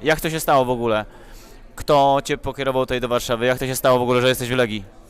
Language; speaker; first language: Polish; native; Polish